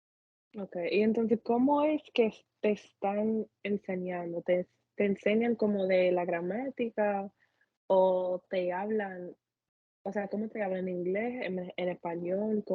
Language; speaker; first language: Spanish; non-native, fluent; English